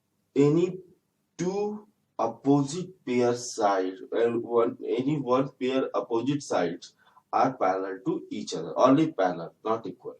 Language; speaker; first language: English; non-native, local second language; Hindi